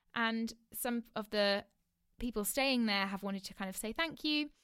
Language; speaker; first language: English; native; English